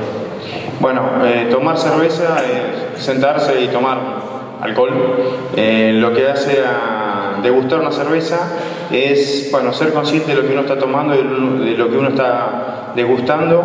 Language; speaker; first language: Spanish; native; Spanish